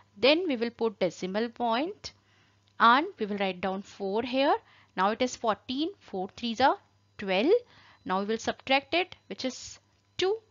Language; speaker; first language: English; non-native, local second language; Hindi